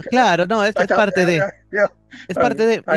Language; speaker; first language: Spanish; native; Spanish